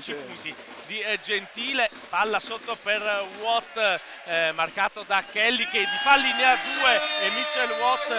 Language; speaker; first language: Italian; native; Italian